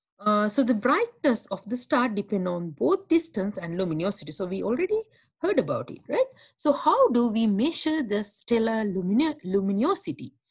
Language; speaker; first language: English; non-native, local second language; Sinhala